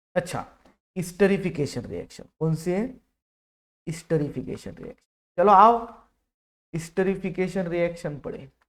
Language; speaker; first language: Hindi; non-native, local second language; Marathi